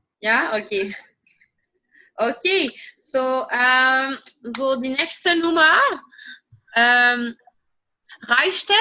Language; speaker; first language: German; non-native, fluent; French